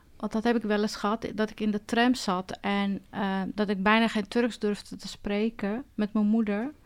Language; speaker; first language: Dutch; early bilingual, other home language; Turkish